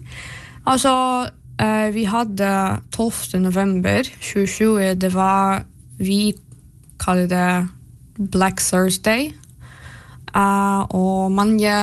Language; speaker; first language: Norwegian; non-native, fluent; Russian